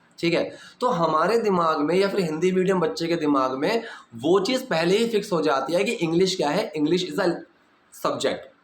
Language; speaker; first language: Hindi; native; Hindi